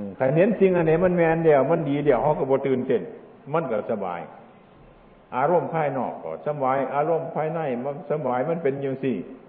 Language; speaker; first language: Thai; non-native, local second language; Northeastern Thai